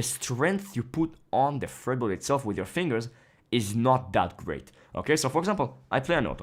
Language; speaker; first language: English; non-native, fluent; Hebrew